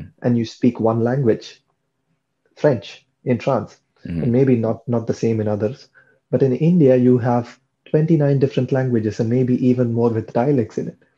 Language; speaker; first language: English; non-native, local second language; Tamil